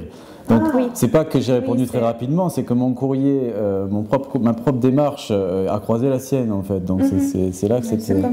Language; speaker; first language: French; native; French